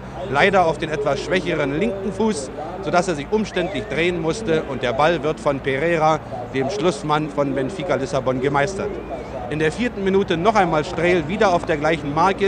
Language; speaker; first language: German; native; German